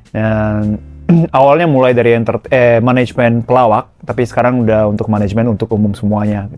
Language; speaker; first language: Indonesian; non-native, fluent; Japanese